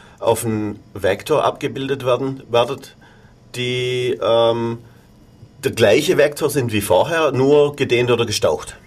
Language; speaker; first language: German; native; German